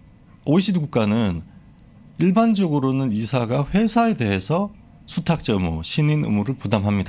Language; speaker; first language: Korean; native; Korean